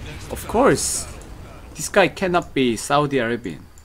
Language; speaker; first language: English; non-native, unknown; Korean